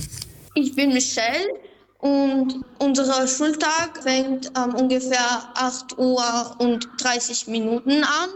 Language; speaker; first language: German; non-native, learner; Albanian